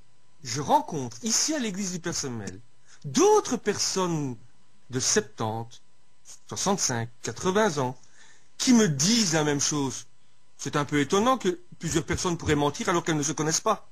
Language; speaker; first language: French; native; French